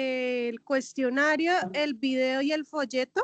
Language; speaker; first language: Spanish; native; Spanish